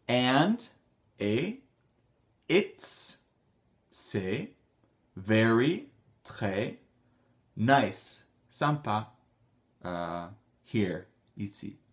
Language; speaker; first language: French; non-native, fluent; English